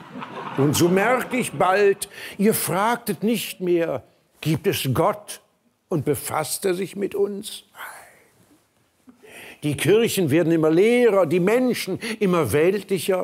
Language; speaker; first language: German; native; German